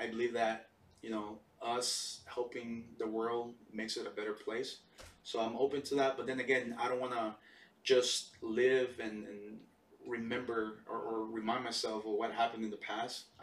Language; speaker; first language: English; early bilingual, other home language; Spanish